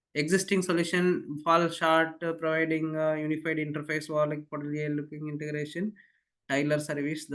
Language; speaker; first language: English; non-native, local second language; Tamil